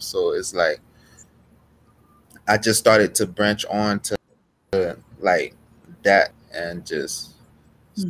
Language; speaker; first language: English; native; English